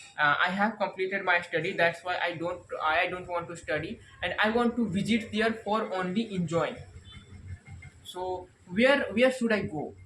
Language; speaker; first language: English; non-native, learner; Hindi